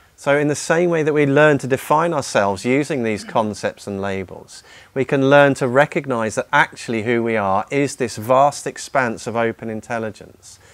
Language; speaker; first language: English; native; English